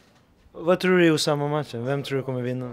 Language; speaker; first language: Swedish; native; Swedish